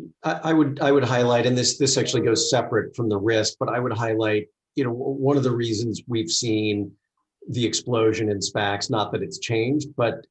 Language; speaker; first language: English; native; English